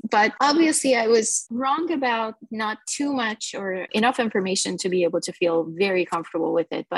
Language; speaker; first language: English; non-native, fluent; Persian